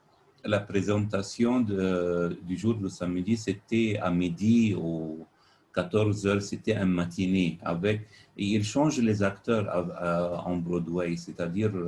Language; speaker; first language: French; non-native, fluent; Arabic